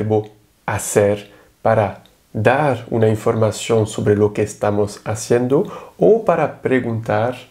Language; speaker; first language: Spanish; non-native, fluent; French